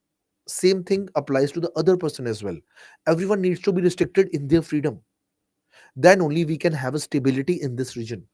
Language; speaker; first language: English; non-native, local second language; Hindi